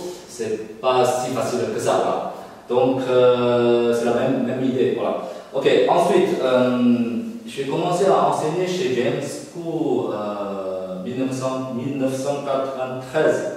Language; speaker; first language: French; non-native, fluent; Chinese